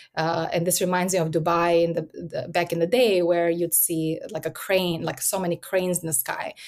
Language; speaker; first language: English; early bilingual, other home language; Albanian